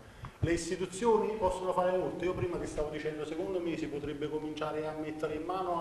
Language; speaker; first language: Italian; native; Italian